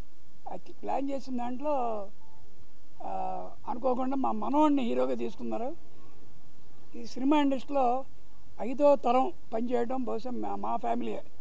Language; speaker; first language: Telugu; native; Telugu